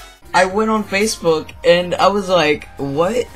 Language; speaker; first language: English; native; English